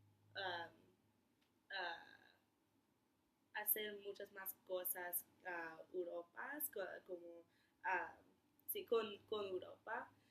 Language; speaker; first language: Spanish; non-native, learner; English